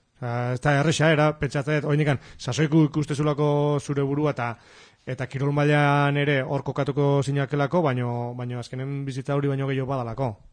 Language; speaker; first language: Basque; native; Basque